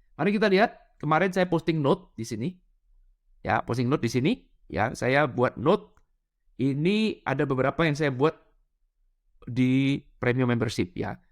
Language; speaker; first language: Indonesian; non-native, local second language; Madurese